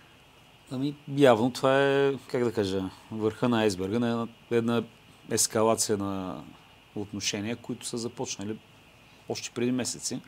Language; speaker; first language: Bulgarian; native; Bulgarian